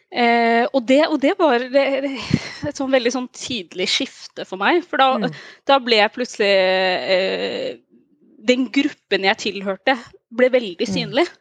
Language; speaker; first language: Norwegian; early bilingual, other home language; Somali